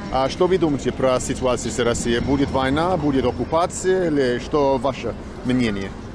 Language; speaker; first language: Russian; non-native, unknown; English